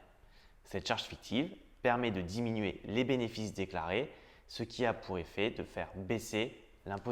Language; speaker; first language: French; native; French